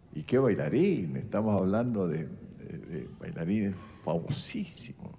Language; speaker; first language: Spanish; native; Spanish